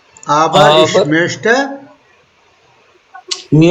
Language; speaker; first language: German; non-native, fluent; Hindi